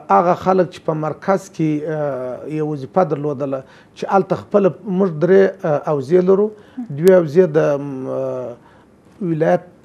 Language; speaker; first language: Pashto; native; Pashto